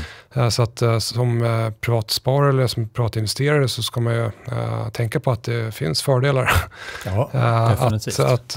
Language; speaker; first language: Swedish; native; Swedish